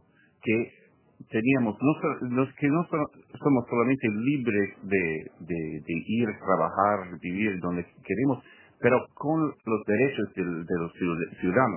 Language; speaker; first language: Spanish; non-native, fluent; English